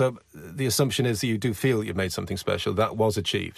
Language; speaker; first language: English; native; English